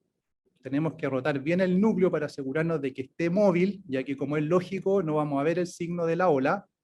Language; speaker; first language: Spanish; native; Spanish